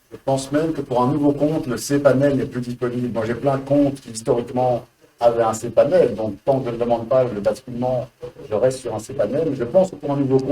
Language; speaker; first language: French; native; French